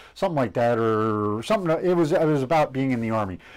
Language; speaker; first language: English; native; English